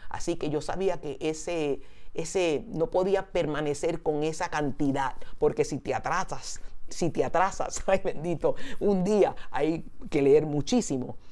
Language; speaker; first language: Spanish; early bilingual, heritage; Spanish